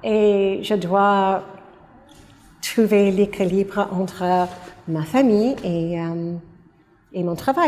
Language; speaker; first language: French; non-native, fluent; English